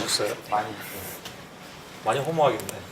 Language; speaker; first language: Korean; native; Korean